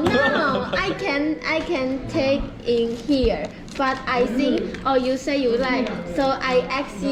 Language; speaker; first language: English; non-native, learner; Vietnamese